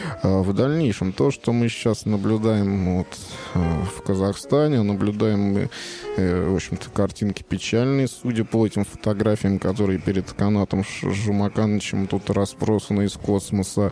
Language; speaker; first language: Russian; native; Russian